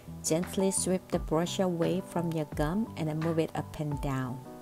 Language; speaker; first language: English; non-native, fluent; Korean